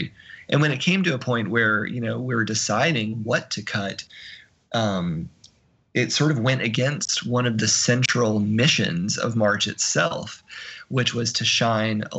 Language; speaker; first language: English; native; English